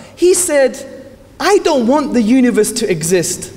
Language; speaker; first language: English; native; English